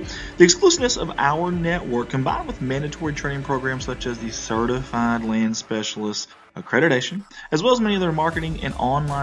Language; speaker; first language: English; native; English